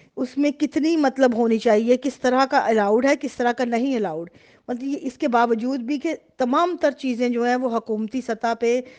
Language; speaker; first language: Urdu; native; Urdu